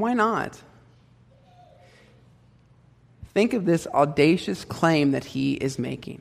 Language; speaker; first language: English; native; English